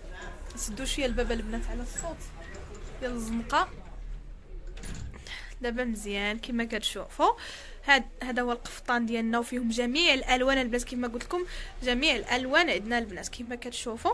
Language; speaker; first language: Arabic; native; Arabic